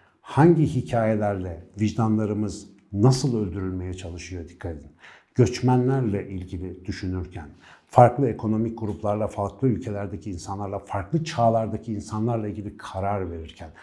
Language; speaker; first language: Turkish; native; Turkish